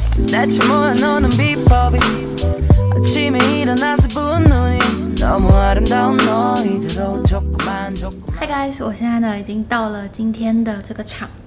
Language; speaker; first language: Chinese; native; Chinese